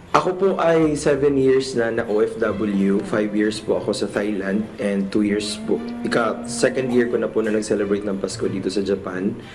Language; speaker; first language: Filipino; non-native, local second language; Cebuano